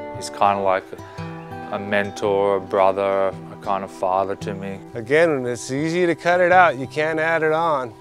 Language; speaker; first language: English; native; English